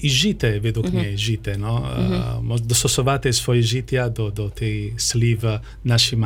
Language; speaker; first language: Ukrainian; non-native, learner; Italian